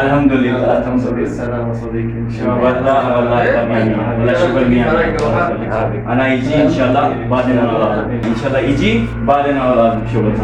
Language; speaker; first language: Arabic; non-native, learner; Urdu